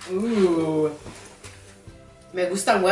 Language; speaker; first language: Spanish; early bilingual, heritage; English